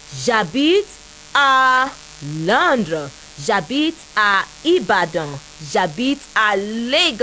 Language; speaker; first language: French; non-native, fluent; Yoruba